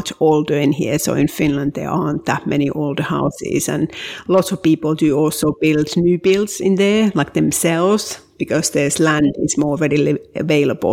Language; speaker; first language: English; non-native, fluent; Finnish